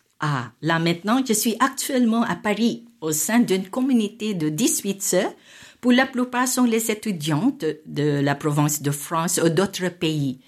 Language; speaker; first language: French; non-native, fluent; Filipino